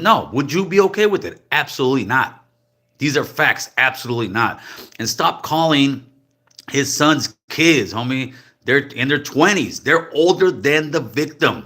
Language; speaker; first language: English; native; English